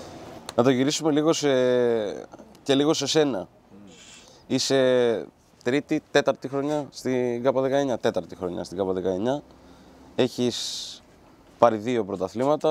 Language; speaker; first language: Greek; native; Greek